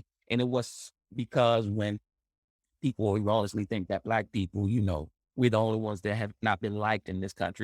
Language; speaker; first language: English; native; English